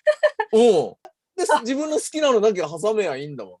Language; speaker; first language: Japanese; native; Japanese